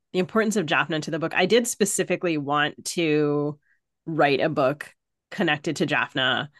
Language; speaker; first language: English; native; English